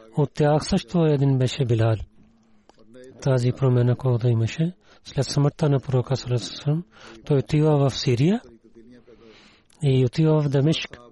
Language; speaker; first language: Bulgarian; non-native, learner; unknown